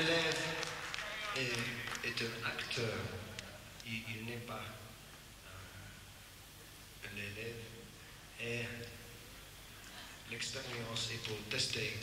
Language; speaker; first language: French; non-native, learner; English